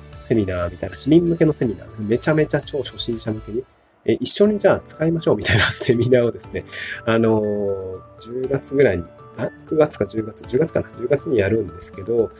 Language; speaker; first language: Japanese; native; Japanese